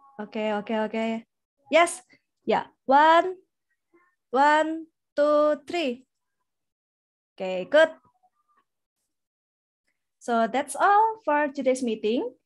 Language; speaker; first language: English; non-native, fluent; Indonesian